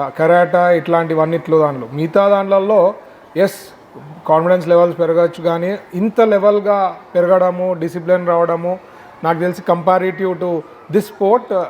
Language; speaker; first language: Telugu; native; Telugu